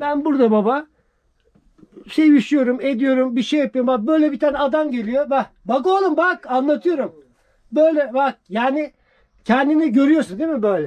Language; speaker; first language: Turkish; native; Turkish